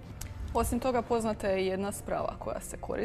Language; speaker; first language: Croatian; native; Croatian